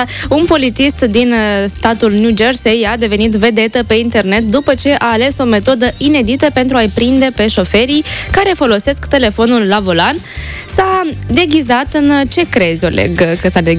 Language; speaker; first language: Romanian; native; Romanian